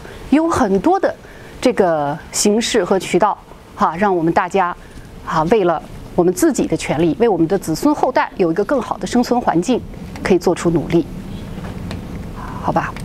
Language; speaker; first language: Chinese; native; Chinese